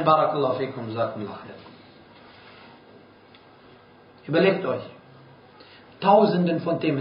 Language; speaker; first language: German; non-native, fluent; Arabic